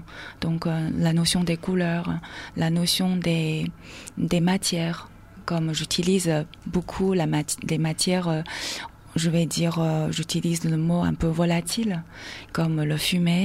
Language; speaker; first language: French; non-native, fluent; Chinese